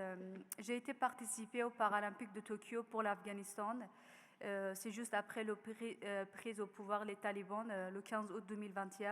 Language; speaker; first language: French; non-native, learner; Persian